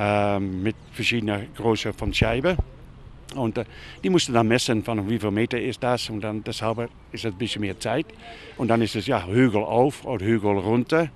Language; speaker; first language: German; non-native, fluent; Dutch